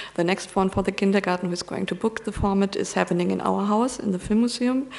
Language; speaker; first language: English; non-native, fluent; German